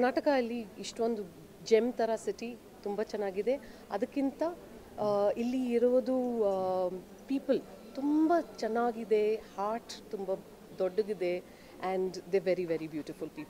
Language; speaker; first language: Kannada; non-native, fluent; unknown